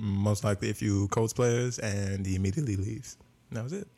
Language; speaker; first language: English; native; English